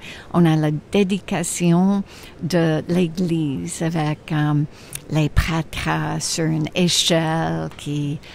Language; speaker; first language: French; non-native, fluent; English